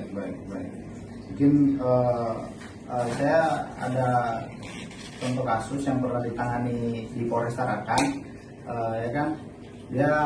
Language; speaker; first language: Indonesian; native; Indonesian